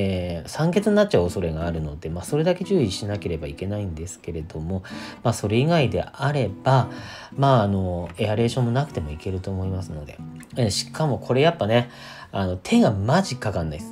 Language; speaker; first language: Japanese; native; Japanese